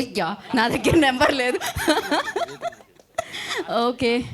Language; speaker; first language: Telugu; native; Telugu